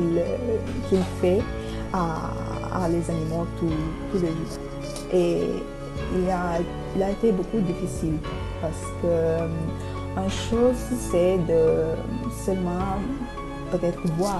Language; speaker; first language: French; non-native, learner; Italian